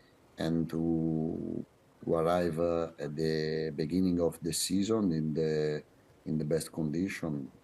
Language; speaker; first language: English; non-native, fluent; Italian